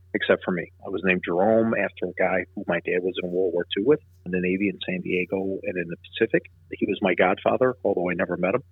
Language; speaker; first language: English; native; English